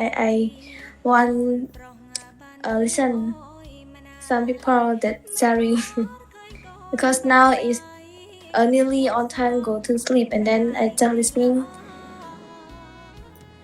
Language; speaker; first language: English; non-native, learner; Khmer